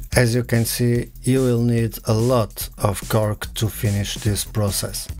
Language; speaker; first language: English; non-native, fluent; Portuguese